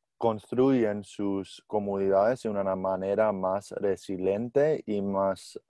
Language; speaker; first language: Spanish; non-native, learner; English